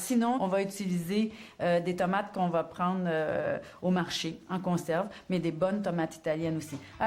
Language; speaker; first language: French; native; French